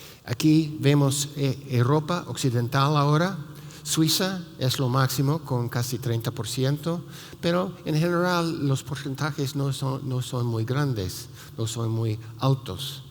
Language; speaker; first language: Spanish; non-native, fluent; English